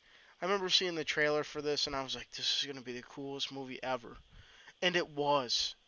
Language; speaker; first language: English; native; English